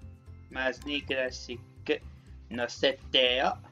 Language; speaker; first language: Japanese; non-native, learner; Spanish